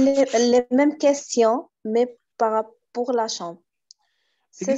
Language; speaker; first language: French; non-native, learner; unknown